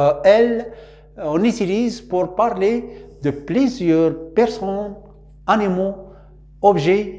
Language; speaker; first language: French; non-native, local second language; Arabic